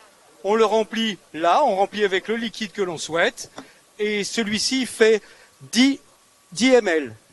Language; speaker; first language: French; native; French